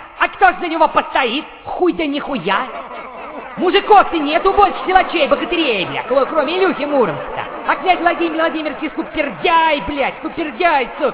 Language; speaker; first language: Russian; native; Russian